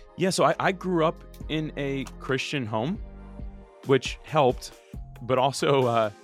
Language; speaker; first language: English; early bilingual, other home language; Italian